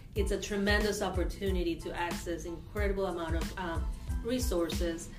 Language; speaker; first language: English; non-native, fluent; Spanish